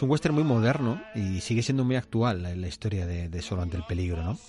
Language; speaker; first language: Spanish; native; Spanish